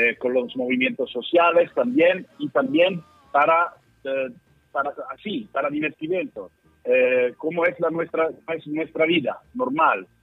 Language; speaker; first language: Spanish; non-native, learner; Italian